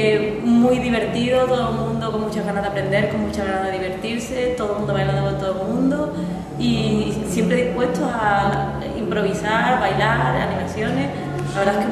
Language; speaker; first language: Spanish; native; Spanish